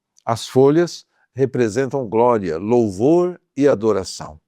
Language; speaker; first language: Portuguese; native; Portuguese